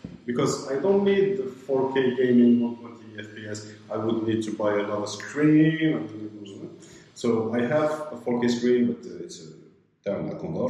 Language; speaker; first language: English; non-native, fluent; Arabic